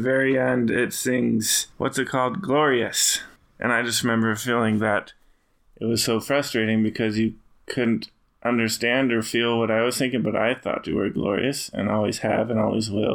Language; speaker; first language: English; native; English